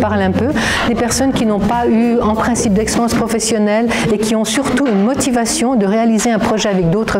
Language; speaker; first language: French; native; French